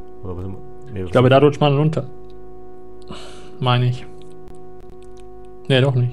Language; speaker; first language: German; native; German